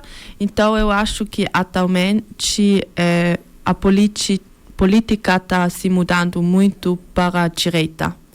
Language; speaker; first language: Portuguese; early bilingual, heritage; Portuguese